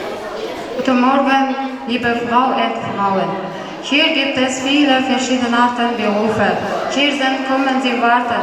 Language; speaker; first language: German; non-native, learner; Uzbek